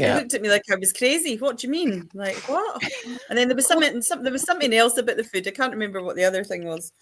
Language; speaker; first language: English; native; English